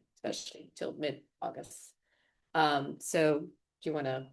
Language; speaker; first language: English; native; English